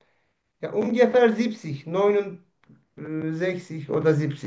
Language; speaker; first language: German; non-native, learner; Turkish